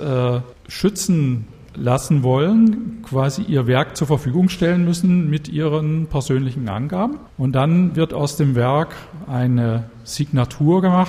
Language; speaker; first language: German; native; German